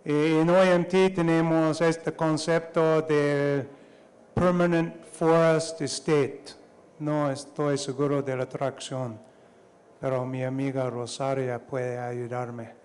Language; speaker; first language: Spanish; non-native, learner; English